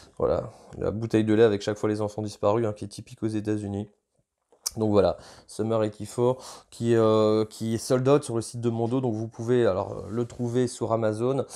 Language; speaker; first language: French; native; French